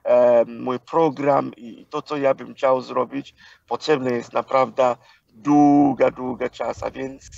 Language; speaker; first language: Polish; non-native, fluent; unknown